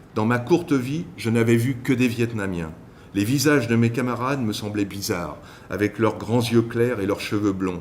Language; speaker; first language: French; native; French